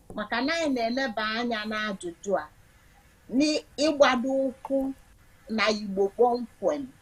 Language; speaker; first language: Igbo; native; Igbo